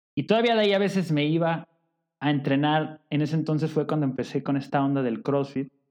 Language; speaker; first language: Spanish; native; Spanish